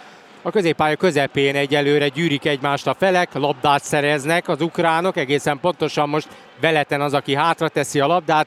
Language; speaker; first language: Hungarian; native; Hungarian